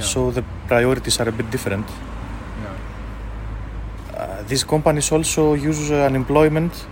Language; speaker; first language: English; non-native, fluent; Greek